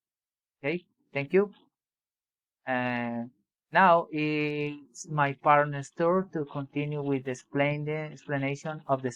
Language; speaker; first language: English; non-native, learner; Spanish